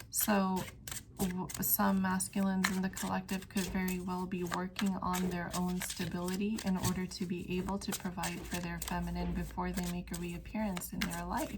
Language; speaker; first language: English; native; English